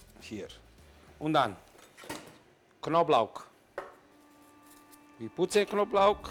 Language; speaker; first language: German; non-native, learner; Italian